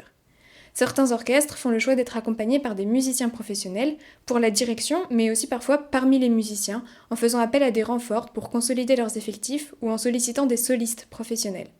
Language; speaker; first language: French; native; French